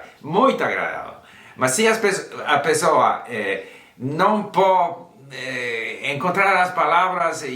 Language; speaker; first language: Portuguese; non-native, learner; English